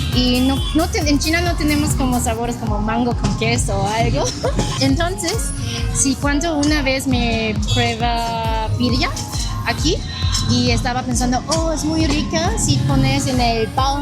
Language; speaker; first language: Spanish; non-native, learner; Chinese